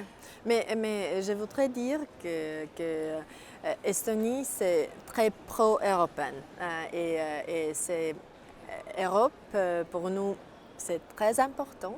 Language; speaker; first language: French; non-native, learner; Estonian